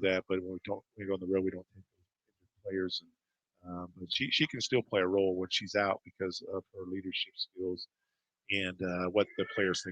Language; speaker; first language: English; native; English